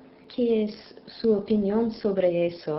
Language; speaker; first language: Spanish; non-native, learner; English